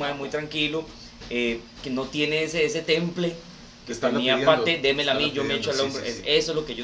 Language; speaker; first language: Spanish; native; Spanish